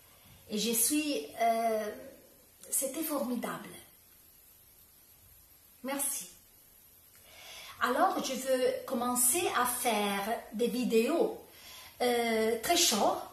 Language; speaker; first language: French; non-native, learner; Italian